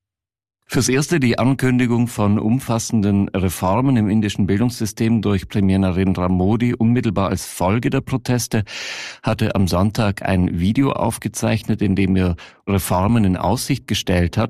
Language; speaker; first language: German; native; German